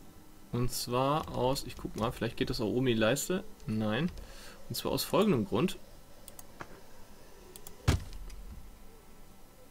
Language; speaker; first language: German; native; German